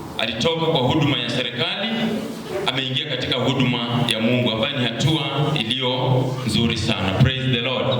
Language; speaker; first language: Swahili; native; Swahili